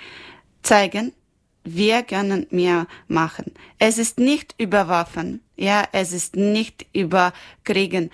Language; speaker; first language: German; non-native, learner; Ukrainian